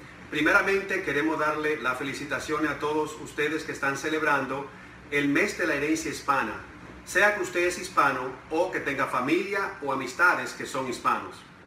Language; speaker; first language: Spanish; native; Spanish